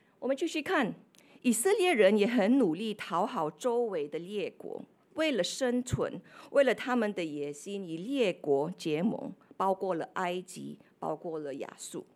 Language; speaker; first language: Chinese; non-native, fluent; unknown